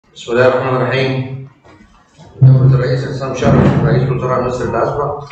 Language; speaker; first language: Arabic; native; Arabic